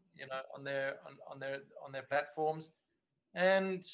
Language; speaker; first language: English; native; English